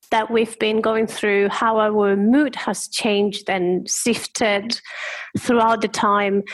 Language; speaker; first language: English; non-native, fluent; Spanish